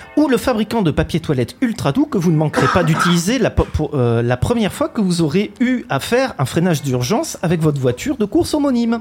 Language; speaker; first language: French; native; French